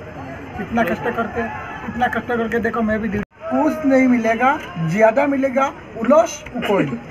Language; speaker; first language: Hindi; non-native, local second language; Bangla